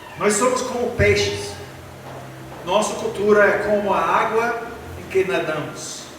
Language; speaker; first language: Portuguese; non-native, fluent; English